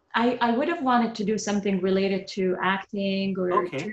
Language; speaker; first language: English; non-native, fluent; Arabic